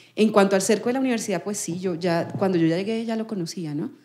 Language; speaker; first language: Spanish; native; Spanish